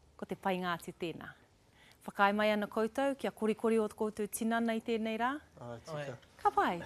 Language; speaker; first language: Māori; non-native, local second language; English